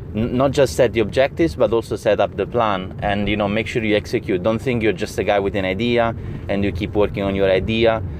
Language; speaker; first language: English; non-native, fluent; Italian